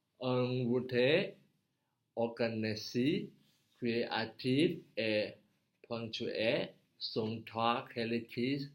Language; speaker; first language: French; non-native, learner; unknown